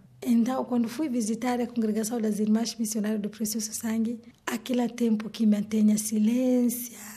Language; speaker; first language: Portuguese; non-native, learner; Swahili